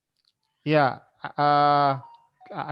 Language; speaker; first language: English; non-native, learner; Indonesian